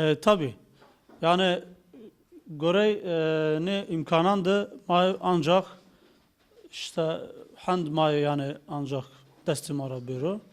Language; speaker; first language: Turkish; non-native, local second language; Zaza